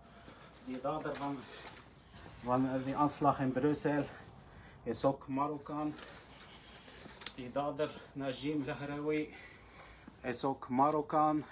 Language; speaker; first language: Dutch; non-native, learner; Arabic